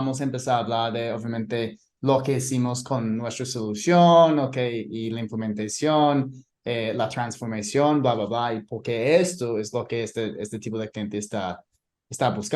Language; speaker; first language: Spanish; non-native, fluent; English